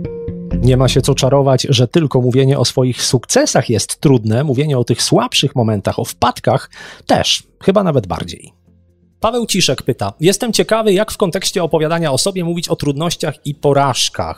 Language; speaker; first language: Polish; native; Polish